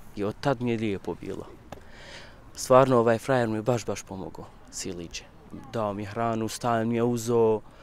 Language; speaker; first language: Croatian; non-native, learner; Kurdish